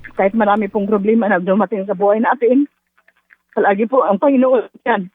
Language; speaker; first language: Filipino; non-native, local second language; Cebuano